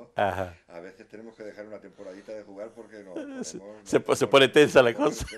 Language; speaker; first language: Spanish; native; Spanish